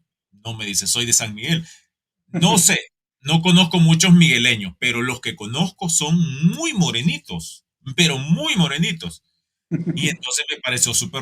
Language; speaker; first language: Spanish; native; Spanish